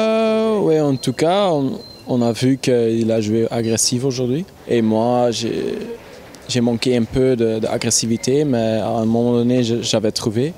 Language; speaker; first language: French; non-native, local second language; Dutch